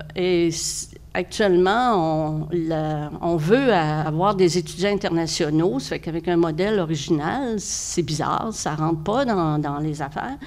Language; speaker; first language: French; native; French